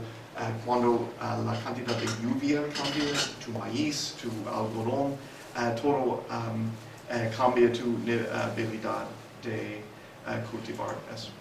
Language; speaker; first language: Spanish; non-native, fluent; English